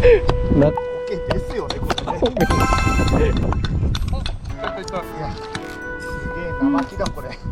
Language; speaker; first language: Japanese; native; Japanese